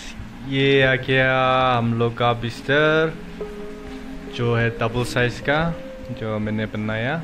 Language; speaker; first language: Hindi; non-native, local second language; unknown